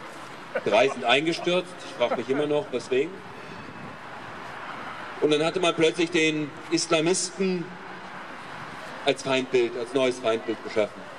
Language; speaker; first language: German; native; German